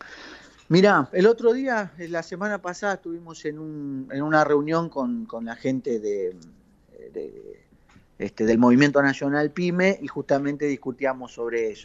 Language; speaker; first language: Spanish; native; Spanish